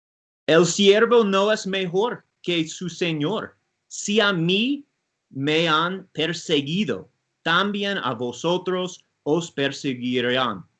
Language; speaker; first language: Spanish; non-native, learner; English